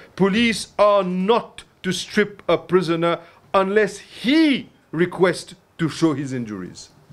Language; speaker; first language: English; non-native, local second language; Morisyen